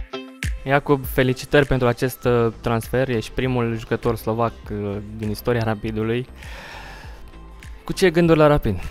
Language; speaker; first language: Romanian; native; Romanian